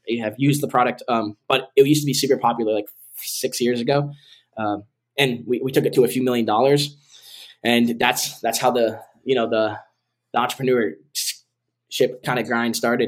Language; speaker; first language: English; native; English